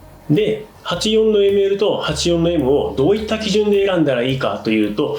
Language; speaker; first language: Japanese; native; Japanese